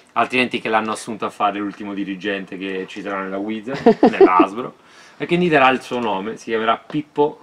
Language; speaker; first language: Italian; native; Italian